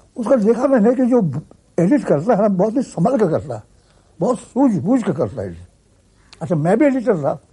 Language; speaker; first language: Hindi; non-native, local second language; Bangla